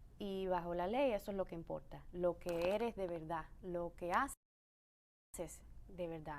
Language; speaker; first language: Spanish; early bilingual, other home language; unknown